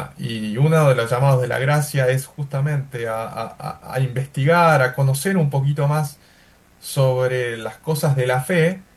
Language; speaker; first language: Spanish; native; Spanish